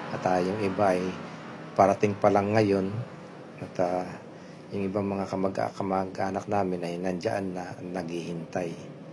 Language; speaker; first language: Filipino; non-native, local second language; Pampanga